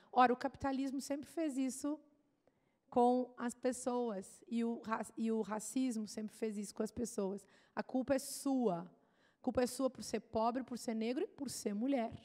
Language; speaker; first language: Portuguese; native; Portuguese